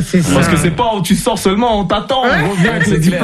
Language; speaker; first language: French; early bilingual, other home language; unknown